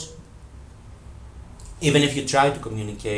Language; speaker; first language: English; non-native, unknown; Greek